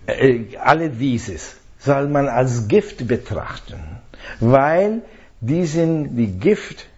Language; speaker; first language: German; non-native, fluent; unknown